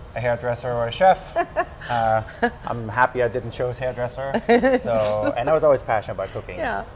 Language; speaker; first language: English; non-native, fluent; German